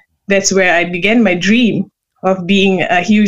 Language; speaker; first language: English; non-native, local second language; Malay